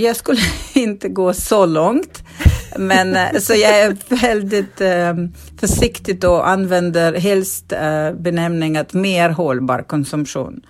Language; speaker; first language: Swedish; non-native, fluent; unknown